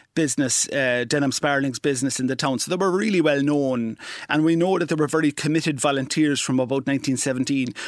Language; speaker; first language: English; native; English